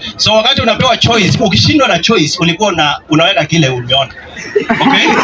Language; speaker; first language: Swahili; non-native, local second language; Kamba